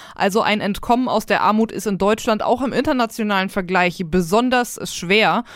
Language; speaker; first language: German; native; German